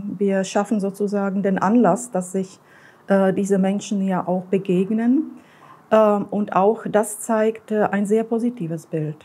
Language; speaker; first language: German; native; German